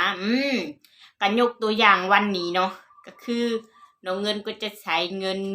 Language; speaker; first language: Thai; non-native, local second language; Northeastern Thai